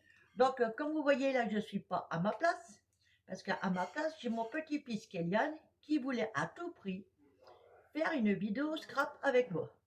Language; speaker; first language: French; native; French